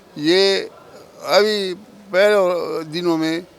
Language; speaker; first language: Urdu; non-native, local second language; Pashto